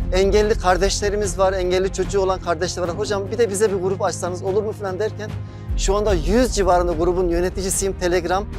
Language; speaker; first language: Turkish; native; Turkish